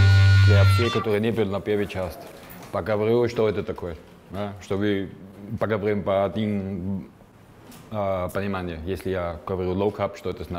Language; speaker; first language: Russian; non-native, fluent; German